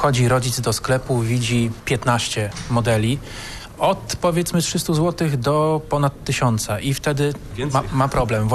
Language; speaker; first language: Polish; native; Polish